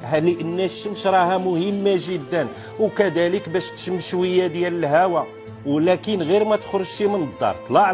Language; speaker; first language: Arabic; native; Arabic